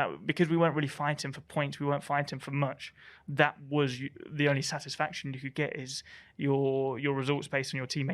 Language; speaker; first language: English; native; English